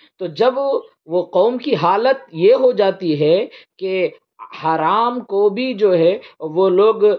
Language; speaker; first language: Urdu; native; Urdu